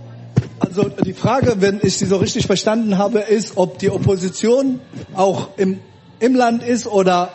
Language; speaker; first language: German; early bilingual, other home language; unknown